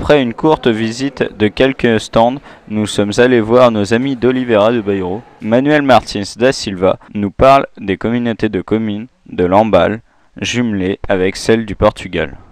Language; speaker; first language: French; native; French